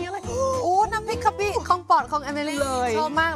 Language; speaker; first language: Thai; non-native, fluent; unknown